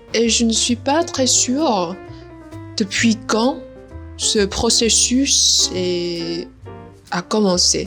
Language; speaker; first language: French; non-native, learner; Vietnamese